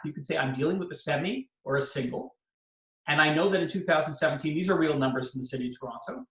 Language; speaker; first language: English; native; English